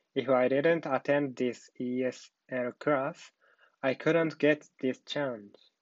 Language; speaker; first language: English; non-native, learner; Japanese